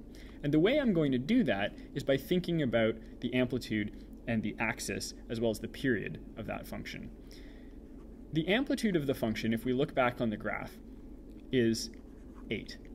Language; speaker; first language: English; native; English